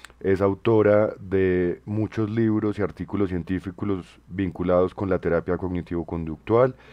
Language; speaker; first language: Spanish; native; Spanish